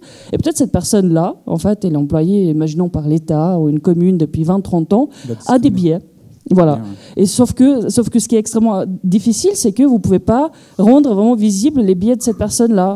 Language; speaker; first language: French; native; French